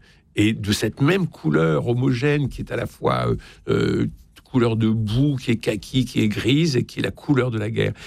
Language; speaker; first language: French; native; French